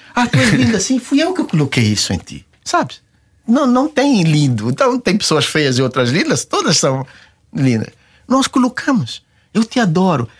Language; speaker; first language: Portuguese; non-native, local second language; Kabuverdianu